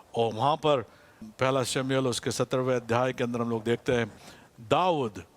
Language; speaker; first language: Hindi; non-native, fluent; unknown